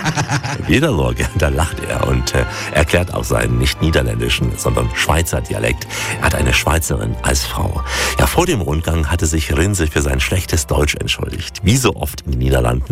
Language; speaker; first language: German; native; German